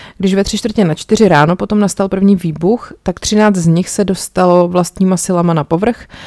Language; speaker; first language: Czech; native; Czech